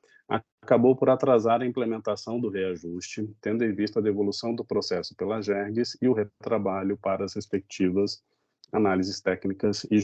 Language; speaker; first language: Portuguese; native; Portuguese